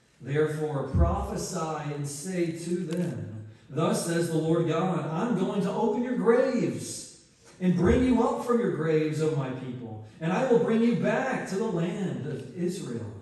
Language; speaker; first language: English; native; English